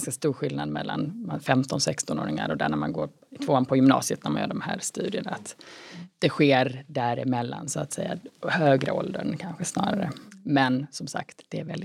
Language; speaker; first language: Swedish; native; Swedish